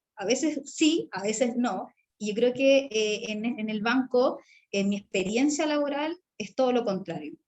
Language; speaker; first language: Spanish; native; Spanish